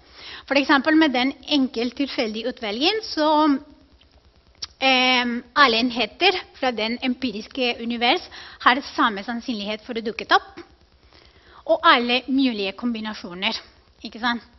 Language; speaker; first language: Norwegian; non-native, fluent; Spanish